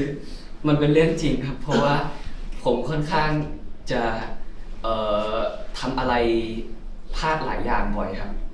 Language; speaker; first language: Thai; native; Thai